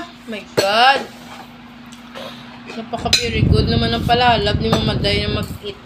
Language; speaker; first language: Filipino; non-native, local second language; Hiligaynon